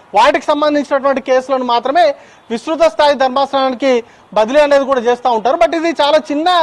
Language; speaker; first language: Telugu; native; Telugu